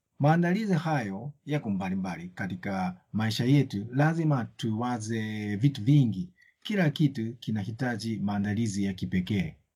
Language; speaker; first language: Swahili; non-native, fluent; Japanese